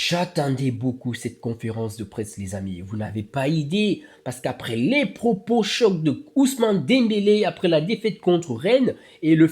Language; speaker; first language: French; native; French